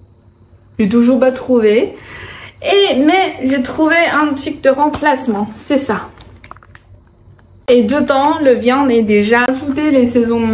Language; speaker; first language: French; non-native, fluent; Chinese